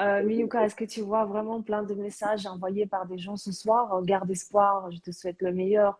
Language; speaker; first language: French; early bilingual, other home language; Korean